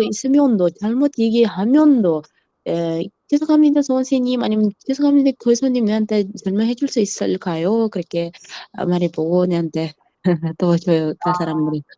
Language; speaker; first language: Korean; non-native, learner; Uzbek